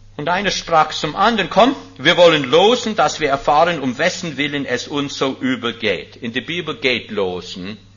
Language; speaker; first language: German; non-native, fluent; English